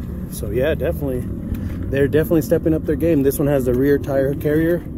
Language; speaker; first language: English; early bilingual, other home language; Spanish